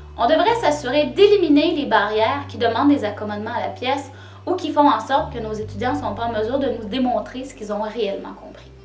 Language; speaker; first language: French; native; French